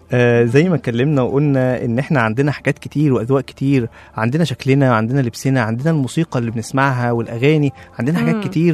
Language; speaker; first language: Arabic; native; Arabic